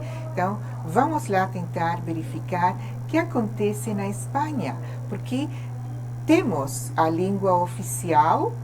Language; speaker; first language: Portuguese; non-native, fluent; Spanish